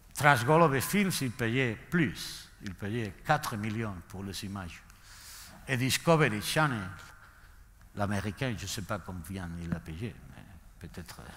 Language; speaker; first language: French; non-native, learner; Spanish